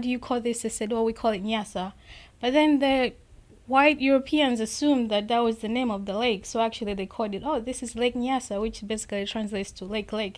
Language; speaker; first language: English; non-native, local second language; Nyanja